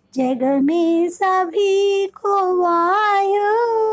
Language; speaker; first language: Hindi; non-native, local second language; Telugu